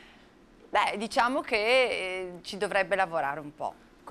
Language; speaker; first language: Italian; native; Italian